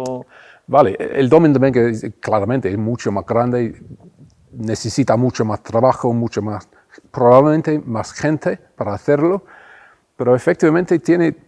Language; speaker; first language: Spanish; non-native, fluent; English